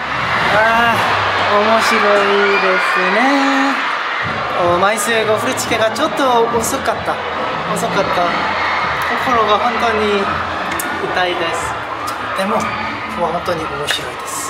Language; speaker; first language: Japanese; non-native, learner; Korean